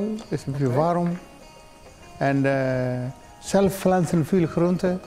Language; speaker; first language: Dutch; non-native, learner; Punjabi